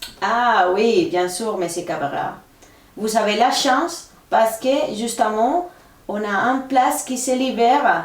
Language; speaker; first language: French; non-native, fluent; Spanish